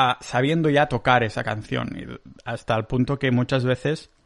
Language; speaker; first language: Spanish; non-native, local second language; Catalan